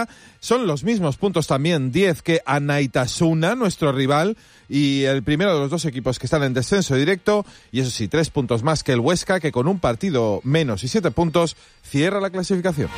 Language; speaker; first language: Spanish; native; Spanish